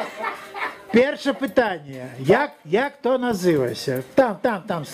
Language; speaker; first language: Polish; non-native, learner; Russian